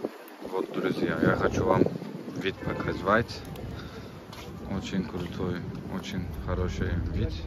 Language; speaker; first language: Russian; non-native, learner; Turkish